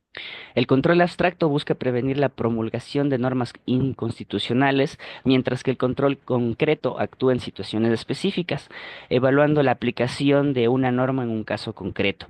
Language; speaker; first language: Spanish; native; Spanish